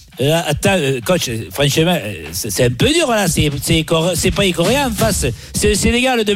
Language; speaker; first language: French; native; French